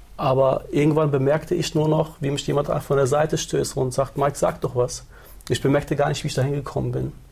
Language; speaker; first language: German; early bilingual, other home language; Turoyo